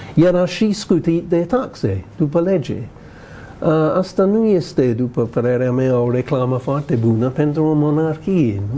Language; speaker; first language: Romanian; non-native, fluent; English